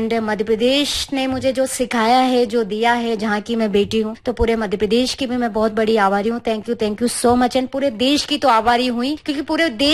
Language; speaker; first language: Hindi; native; Hindi